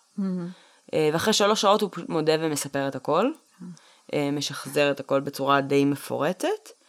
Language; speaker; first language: Hebrew; early bilingual, other home language; Russian